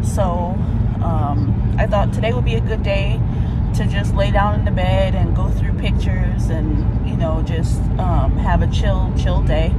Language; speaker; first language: English; native; English